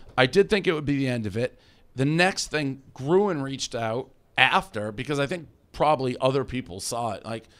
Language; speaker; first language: English; native; English